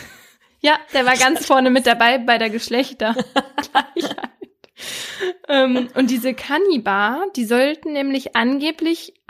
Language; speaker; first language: German; native; German